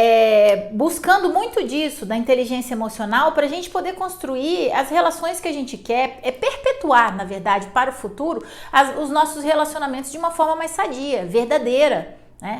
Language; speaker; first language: Portuguese; native; Portuguese